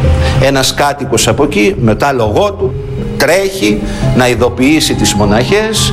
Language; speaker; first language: Greek; native; Greek